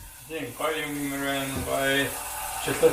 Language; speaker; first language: Mongolian; non-native, learner; English